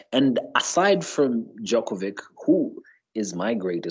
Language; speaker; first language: English; non-native, local second language; Ganda